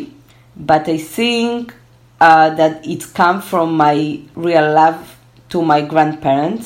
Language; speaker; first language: English; early bilingual, other home language; Spanish